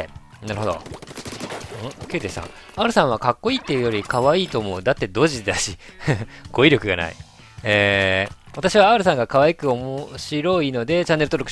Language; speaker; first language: Japanese; native; Japanese